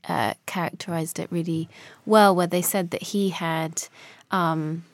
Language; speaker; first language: English; early bilingual, other home language; Polish